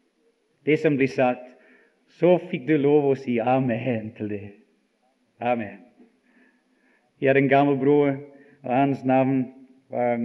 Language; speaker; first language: Norwegian; non-native, fluent; English